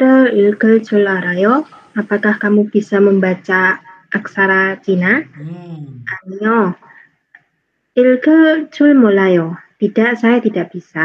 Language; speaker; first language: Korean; non-native, learner; Indonesian